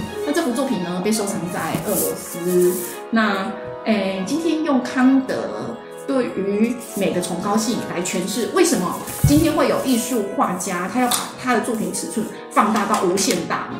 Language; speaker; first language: Chinese; native; Chinese